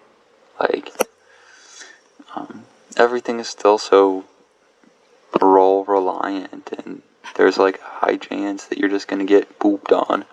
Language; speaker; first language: English; native; English